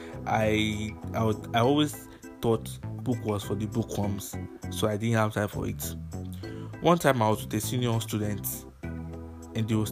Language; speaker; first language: English; non-native, local second language; Yoruba